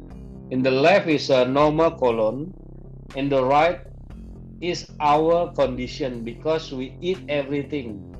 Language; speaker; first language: English; non-native, fluent; Indonesian